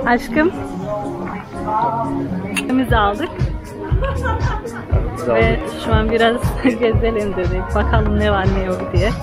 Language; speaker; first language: Turkish; non-native, fluent; Slovenian